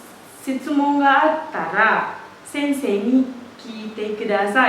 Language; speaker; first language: Japanese; non-native, fluent; Indonesian